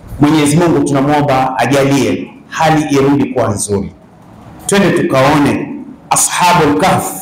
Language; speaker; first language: Swahili; native; Swahili